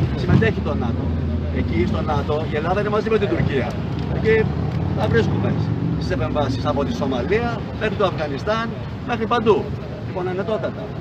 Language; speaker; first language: Greek; native; Greek